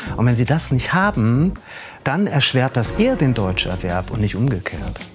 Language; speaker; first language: German; native; German